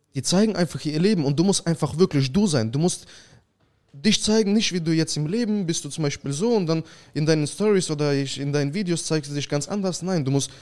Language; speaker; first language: German; early bilingual, other home language; Russian